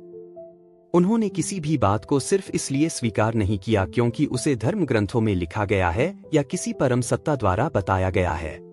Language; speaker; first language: Hindi; native; Hindi